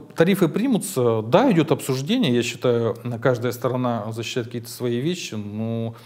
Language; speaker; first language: Russian; native; Russian